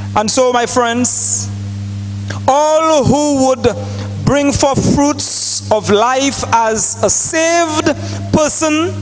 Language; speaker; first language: English; non-native, local second language; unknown